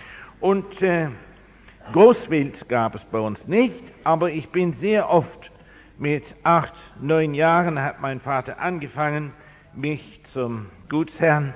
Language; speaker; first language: German; non-native, fluent; English